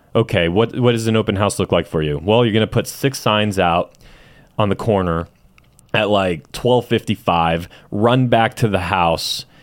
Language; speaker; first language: English; native; English